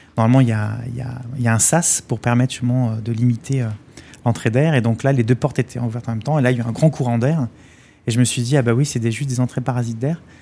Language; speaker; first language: French; native; French